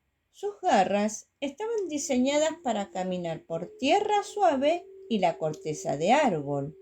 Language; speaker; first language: Spanish; native; Spanish